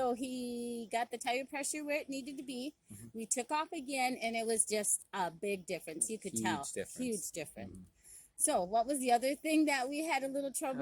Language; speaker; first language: English; native; English